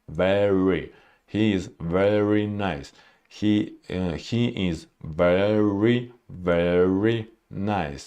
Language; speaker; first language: English; non-native, learner; Russian